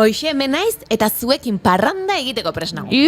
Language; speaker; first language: Basque; native; Basque